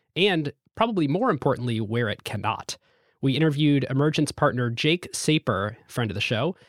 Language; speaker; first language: English; native; English